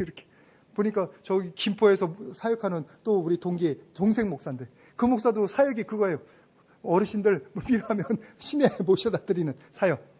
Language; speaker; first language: Korean; native; Korean